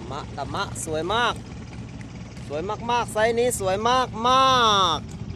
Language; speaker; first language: Thai; native; Thai